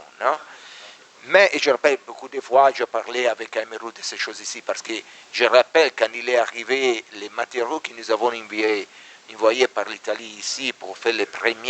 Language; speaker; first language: French; non-native, learner; Italian